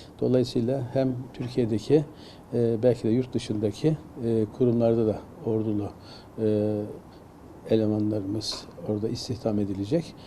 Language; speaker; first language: Turkish; native; Turkish